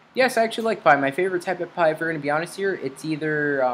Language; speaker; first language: English; native; English